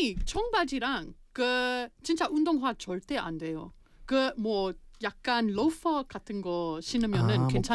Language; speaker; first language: Korean; non-native, fluent; English